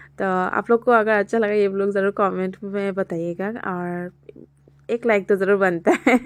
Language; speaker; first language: Hindi; non-native, local second language; Bangla